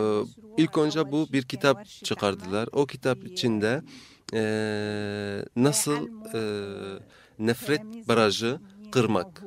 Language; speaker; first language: Turkish; non-native, fluent; Arabic